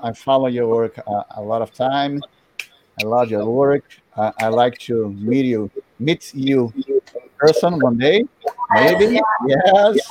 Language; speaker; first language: English; non-native, learner; Portuguese